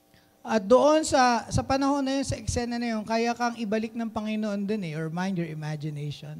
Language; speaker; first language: Filipino; native; Filipino